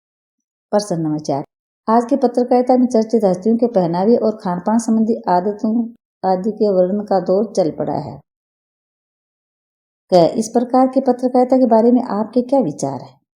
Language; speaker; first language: Hindi; native; Hindi